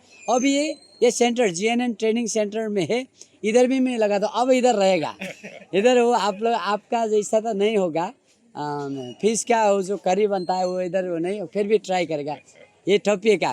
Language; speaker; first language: Hindi; non-native, learner; Nepali